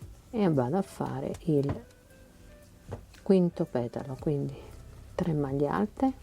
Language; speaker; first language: Italian; native; Italian